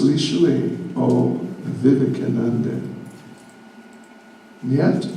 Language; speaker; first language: Russian; non-native, learner; English